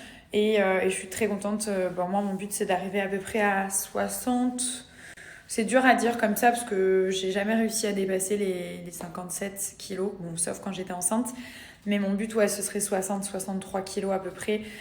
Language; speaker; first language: French; native; French